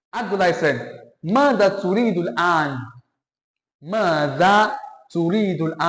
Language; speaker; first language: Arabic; non-native, fluent; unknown